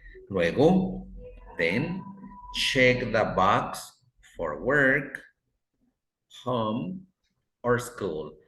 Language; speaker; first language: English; non-native, fluent; Spanish